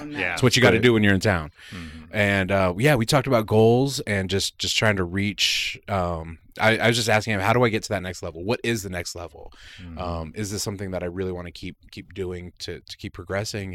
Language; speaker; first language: English; early bilingual, other home language; Spanish